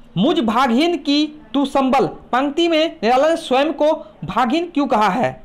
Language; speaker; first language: Hindi; native; Hindi